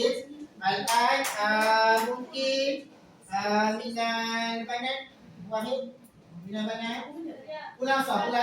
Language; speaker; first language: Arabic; non-native, learner; Malay